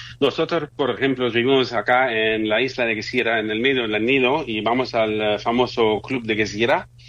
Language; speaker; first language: Spanish; non-native, fluent; German